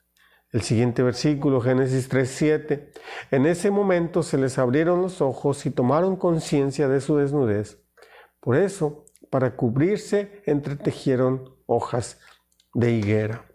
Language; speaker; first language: Spanish; native; Spanish